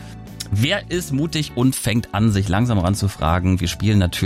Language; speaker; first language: German; native; German